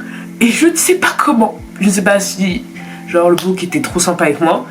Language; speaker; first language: French; native; French